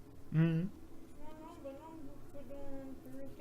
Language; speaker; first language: French; native; French